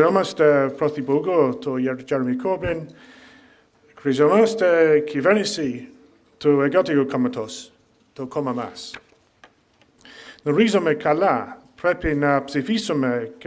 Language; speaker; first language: Greek; non-native, fluent; English